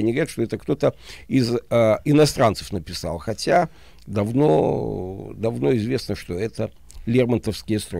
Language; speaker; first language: Russian; native; Russian